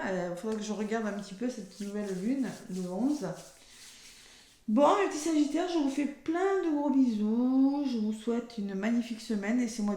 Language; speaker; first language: French; native; French